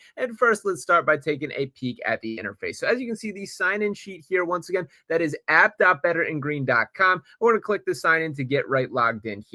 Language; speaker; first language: English; native; English